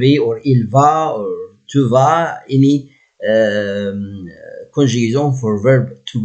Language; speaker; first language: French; non-native, learner; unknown